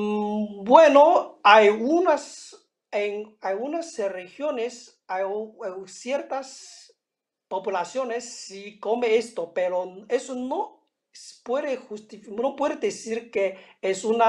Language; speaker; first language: Spanish; non-native, fluent; Chinese